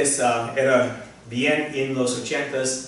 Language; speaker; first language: Spanish; non-native, fluent; English